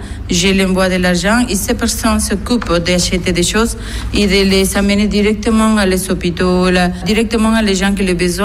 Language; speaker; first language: French; non-native, learner; Spanish